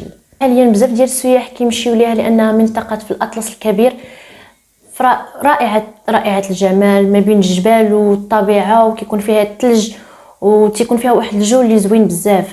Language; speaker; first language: Arabic; native; Arabic